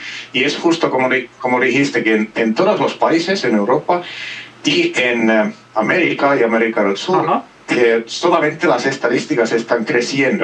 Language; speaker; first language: Spanish; non-native, fluent; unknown